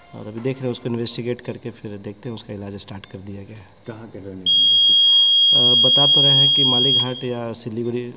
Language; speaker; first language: Hindi; native; Hindi